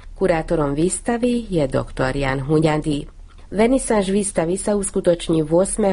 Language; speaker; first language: Slovak; non-native, local second language; Hungarian